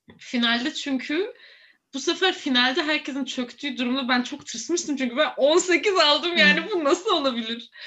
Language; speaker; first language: Turkish; native; Turkish